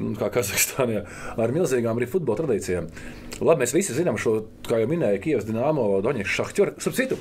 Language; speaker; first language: Latvian; native; Latvian